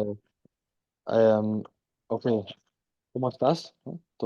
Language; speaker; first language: Spanish; non-native, fluent; German